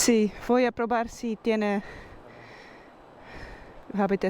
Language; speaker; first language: Spanish; non-native, learner; Dutch